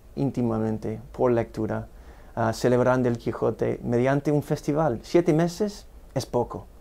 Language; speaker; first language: Spanish; non-native, fluent; English